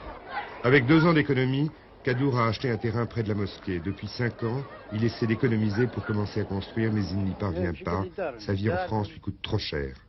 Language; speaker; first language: French; native; French